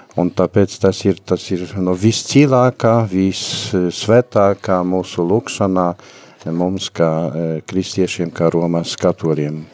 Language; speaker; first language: Latvian; non-native, fluent; Polish